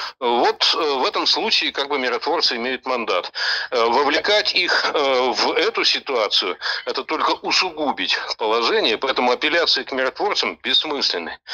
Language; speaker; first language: Russian; native; Russian